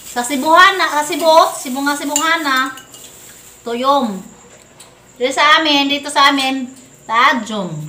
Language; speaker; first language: Filipino; non-native, local second language; Surigaonon